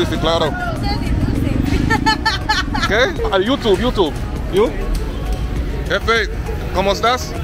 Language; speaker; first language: Spanish; non-native, learner; English